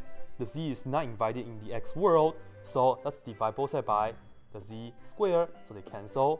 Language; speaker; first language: English; non-native, fluent; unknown